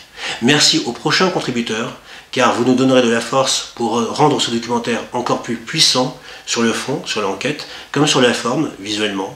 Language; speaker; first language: French; native; French